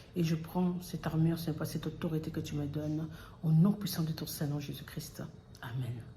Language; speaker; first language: French; early bilingual, other home language; Lingala